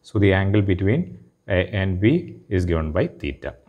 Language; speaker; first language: English; non-native, local second language; Malayalam